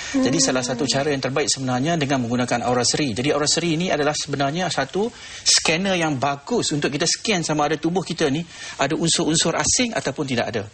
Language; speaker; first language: Malay; native; Malay